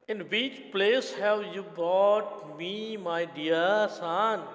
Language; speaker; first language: English; non-native, local second language; Gujarati